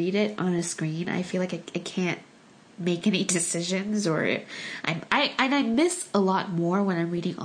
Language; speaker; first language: English; early bilingual, other home language; Korean